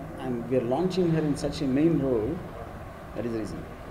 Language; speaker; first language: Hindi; non-native, local second language; Telugu